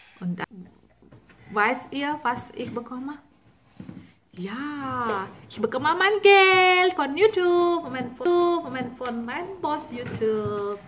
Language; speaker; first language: German; non-native, learner; Indonesian